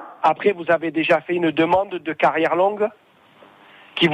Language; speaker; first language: French; native; French